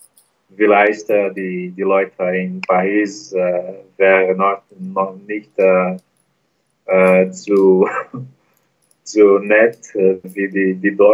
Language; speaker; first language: German; non-native, learner; Portuguese